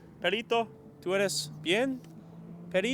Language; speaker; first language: Spanish; non-native, learner; English